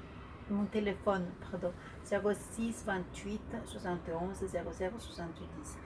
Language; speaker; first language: French; non-native, fluent; Spanish